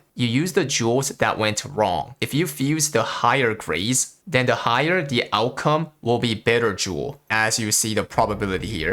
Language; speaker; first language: English; non-native, fluent; Korean